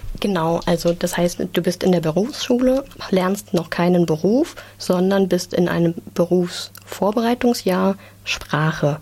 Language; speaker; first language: German; native; German